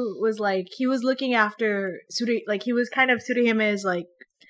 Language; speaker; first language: English; non-native, local second language; Filipino